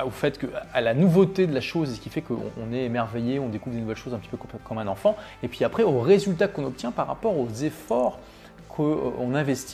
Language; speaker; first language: French; native; French